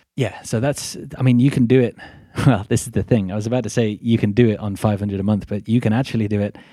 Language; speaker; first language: English; native; English